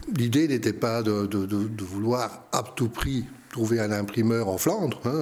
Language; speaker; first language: French; non-native, local second language; Dutch